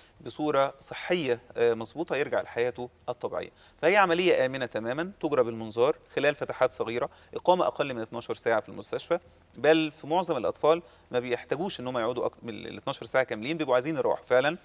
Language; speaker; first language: Arabic; native; Arabic